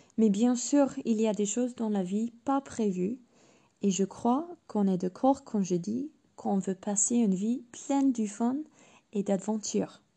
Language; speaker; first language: French; non-native, fluent; English